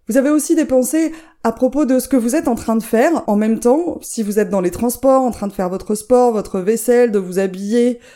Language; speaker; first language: French; native; French